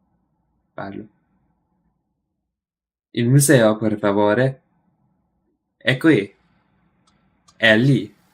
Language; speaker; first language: Italian; non-native, learner; English